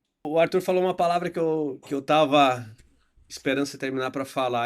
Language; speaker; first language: Portuguese; native; Portuguese